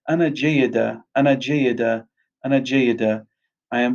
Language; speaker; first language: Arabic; non-native, fluent; English